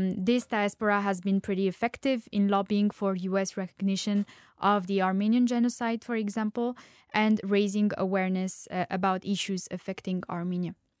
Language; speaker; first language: English; non-native, fluent; Armenian